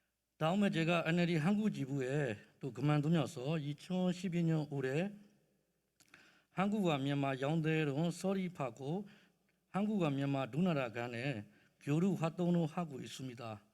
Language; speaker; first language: Korean; non-native, learner; Burmese